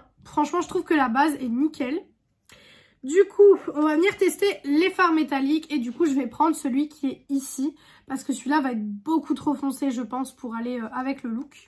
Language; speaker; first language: French; native; French